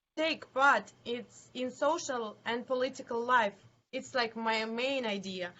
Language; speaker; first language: English; non-native, learner; Ukrainian